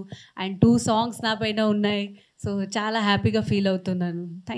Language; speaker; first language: Telugu; non-native, fluent; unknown